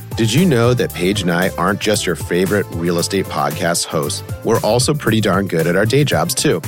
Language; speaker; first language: English; native; English